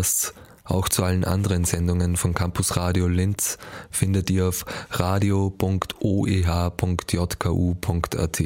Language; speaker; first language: German; native; German